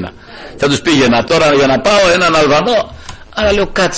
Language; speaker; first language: Greek; native; Greek